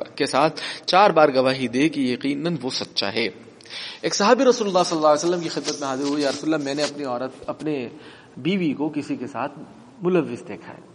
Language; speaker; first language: Urdu; native; Urdu